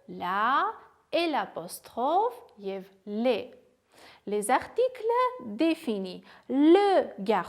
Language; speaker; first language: French; non-native, fluent; Armenian